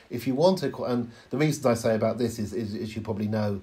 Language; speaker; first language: English; native; English